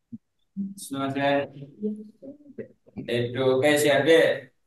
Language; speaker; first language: Japanese; non-native, learner; Indonesian